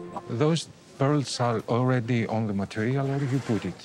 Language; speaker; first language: English; non-native, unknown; Greek